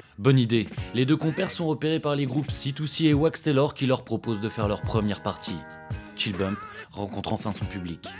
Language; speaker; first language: French; native; French